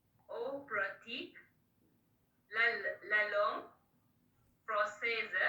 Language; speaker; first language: French; non-native, learner; Hindi